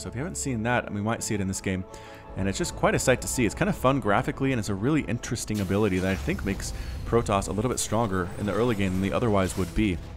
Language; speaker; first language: English; native; English